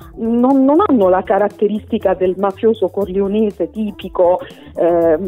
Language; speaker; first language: Italian; native; Italian